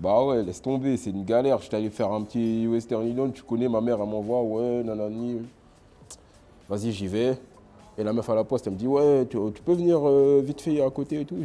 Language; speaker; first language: French; native; French